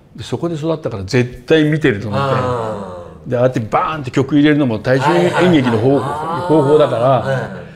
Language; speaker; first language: Japanese; native; Japanese